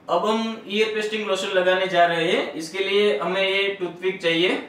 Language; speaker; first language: Hindi; non-native, local second language; Gujarati